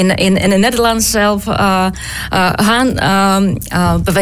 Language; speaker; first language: Dutch; non-native, learner; Ukrainian